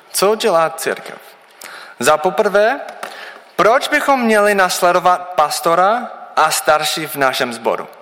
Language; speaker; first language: Czech; non-native, learner; English